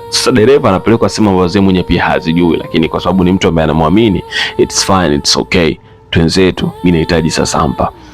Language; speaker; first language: Swahili; native; Swahili